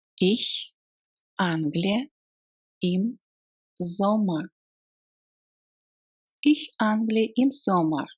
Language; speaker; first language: German; non-native, fluent; Russian